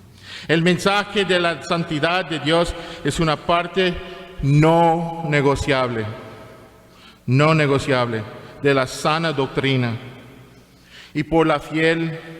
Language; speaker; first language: Spanish; non-native, fluent; English